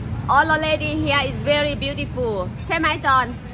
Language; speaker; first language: English; non-native, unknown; Thai